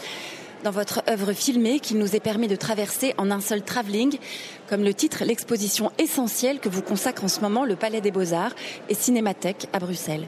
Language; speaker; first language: French; native; French